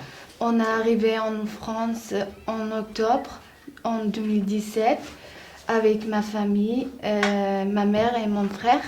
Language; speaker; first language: French; non-native, learner; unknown